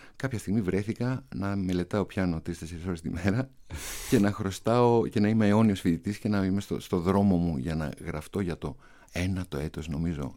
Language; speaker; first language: Greek; native; Greek